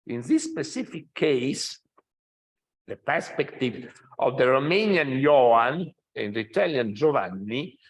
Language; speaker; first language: English; non-native, fluent; Italian